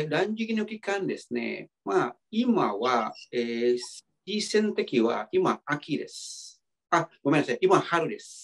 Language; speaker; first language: Japanese; non-native, fluent; Indonesian